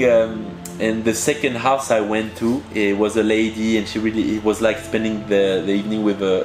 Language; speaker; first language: English; early bilingual, heritage; French